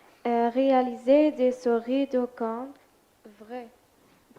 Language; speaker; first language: French; non-native, learner; Arabic